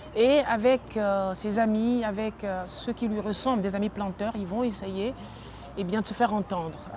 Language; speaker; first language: French; non-native, local second language; Ewe